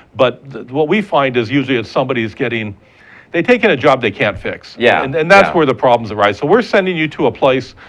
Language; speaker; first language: English; native; English